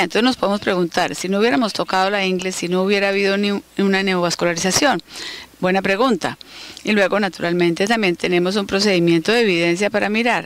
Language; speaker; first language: Spanish; native; Spanish